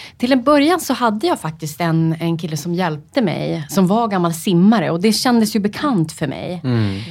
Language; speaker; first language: Swedish; native; Swedish